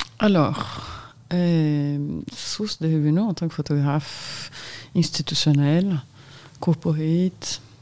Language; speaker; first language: French; non-native, fluent; Portuguese